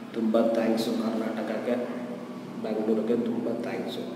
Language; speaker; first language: Kannada; non-native, local second language; Tamil